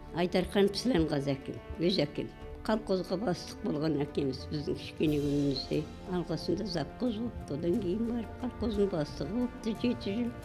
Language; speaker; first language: Kazakh; native; Kazakh